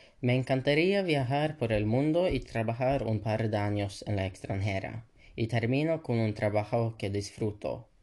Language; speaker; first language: Spanish; non-native, learner; Norwegian